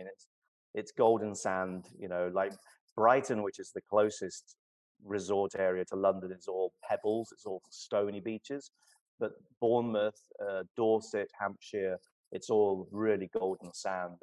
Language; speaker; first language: English; native; English